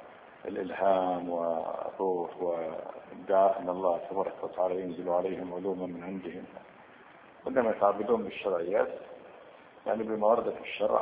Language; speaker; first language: Arabic; native; Arabic